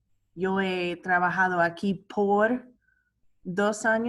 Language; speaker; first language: Spanish; non-native, learner; English